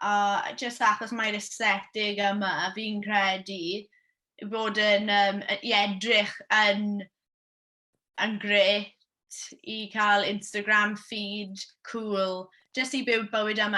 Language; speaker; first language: Welsh; non-native, local second language; English